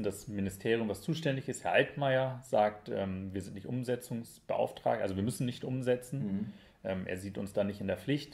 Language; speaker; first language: German; native; German